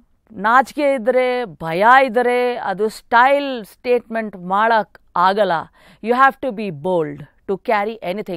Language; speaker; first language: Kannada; non-native, local second language; Hindi